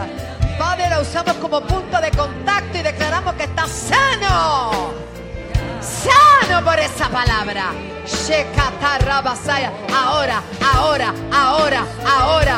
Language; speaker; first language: Spanish; native; Spanish